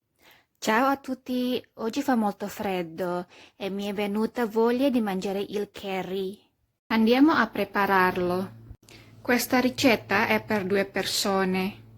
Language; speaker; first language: Italian; non-native, fluent; Indonesian